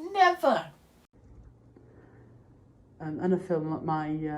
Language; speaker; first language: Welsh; non-native, local second language; English